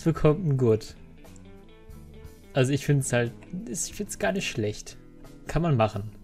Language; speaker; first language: German; native; German